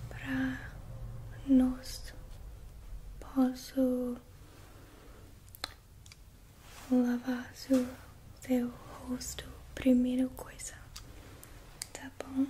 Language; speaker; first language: Portuguese; non-native, learner; English